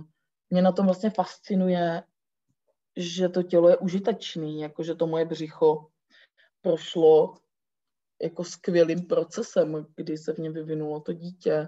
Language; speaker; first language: Czech; native; Czech